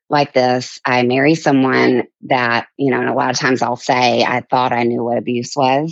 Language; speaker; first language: English; native; English